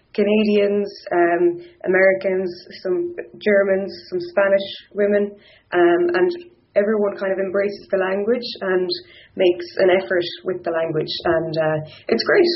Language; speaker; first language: English; non-native, local second language; Irish